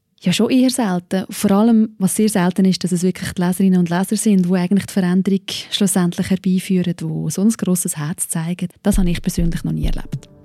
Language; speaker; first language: German; native; German